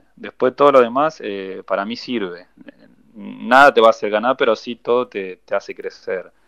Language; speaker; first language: Spanish; native; Spanish